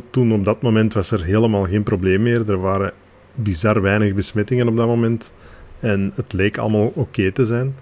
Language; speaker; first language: Dutch; native; Dutch